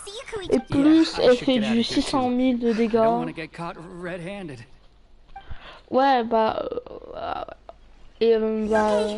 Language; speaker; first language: French; native; French